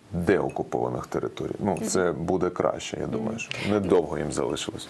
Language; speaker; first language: Ukrainian; non-native, local second language; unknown